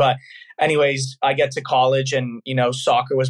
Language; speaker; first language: English; native; English